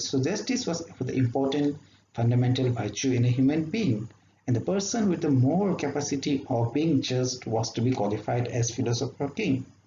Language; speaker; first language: English; non-native, local second language; Assamese